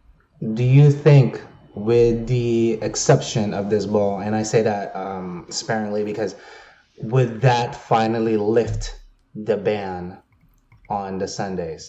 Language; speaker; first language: English; native; English